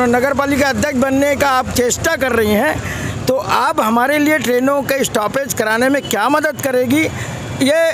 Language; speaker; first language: Hindi; native; Hindi